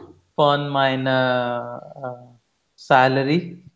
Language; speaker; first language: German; non-native, learner; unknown